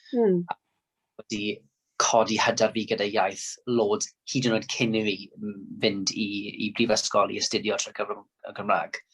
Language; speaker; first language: Welsh; non-native, local second language; English